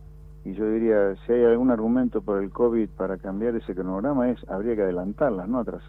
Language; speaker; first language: Spanish; native; Spanish